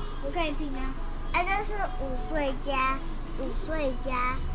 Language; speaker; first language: Chinese; early bilingual, heritage; Chinese